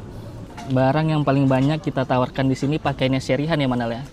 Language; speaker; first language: Indonesian; native; Indonesian